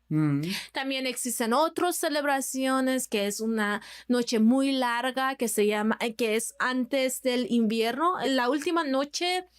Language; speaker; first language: Spanish; non-native, fluent; Persian